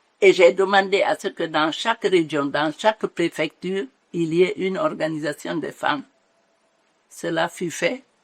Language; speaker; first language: French; non-native, local second language; Mandingo